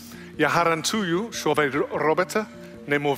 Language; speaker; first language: Ukrainian; non-native, learner; English